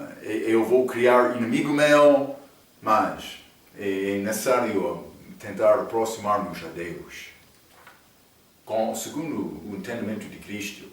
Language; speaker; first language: Portuguese; non-native, fluent; English